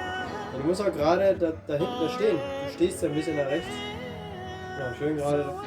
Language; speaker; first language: German; native; German